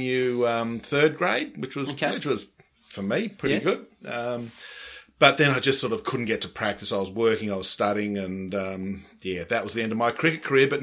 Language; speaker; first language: English; native; English